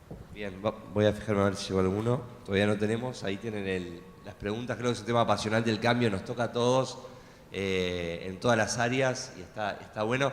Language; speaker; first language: Spanish; native; Spanish